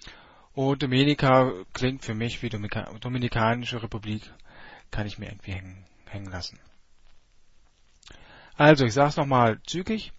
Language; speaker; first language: German; native; German